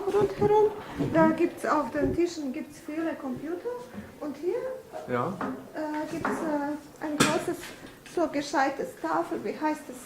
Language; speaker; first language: German; non-native, fluent; Bosnian